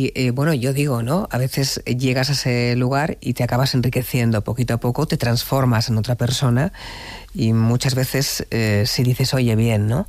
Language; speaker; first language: Spanish; native; Spanish